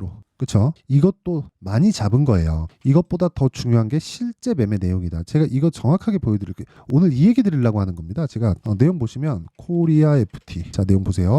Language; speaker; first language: Korean; native; Korean